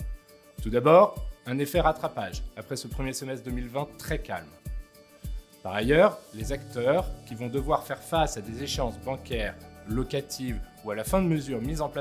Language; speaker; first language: French; native; French